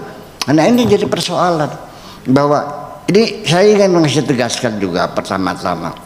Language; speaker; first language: Indonesian; native; Indonesian